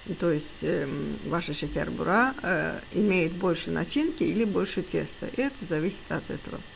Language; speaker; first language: Russian; non-native, local second language; Azerbaijani